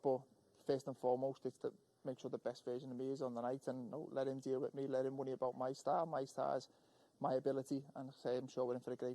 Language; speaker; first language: English; native; English